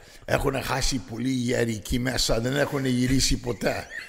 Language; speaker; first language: Greek; early bilingual, heritage; Greek